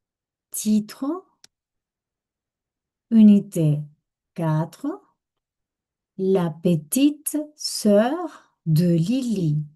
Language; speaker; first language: French; non-native, fluent; Spanish